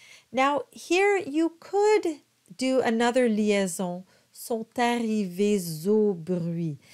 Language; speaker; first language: French; native; French